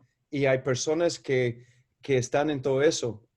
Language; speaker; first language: Spanish; non-native, fluent; English